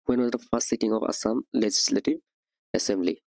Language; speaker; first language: English; non-native, local second language; Assamese